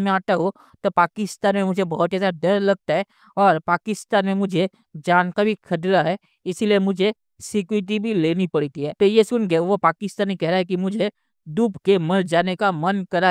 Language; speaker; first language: Hindi; native; Hindi